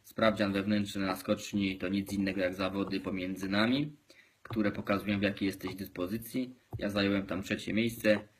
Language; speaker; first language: Polish; native; Polish